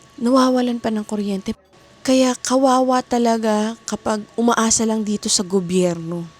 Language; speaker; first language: Filipino; native; Filipino